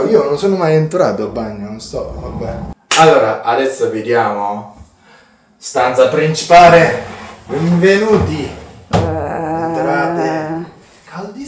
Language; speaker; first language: Italian; non-native, learner; Japanese